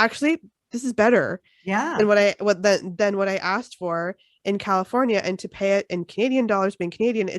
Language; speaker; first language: English; native; English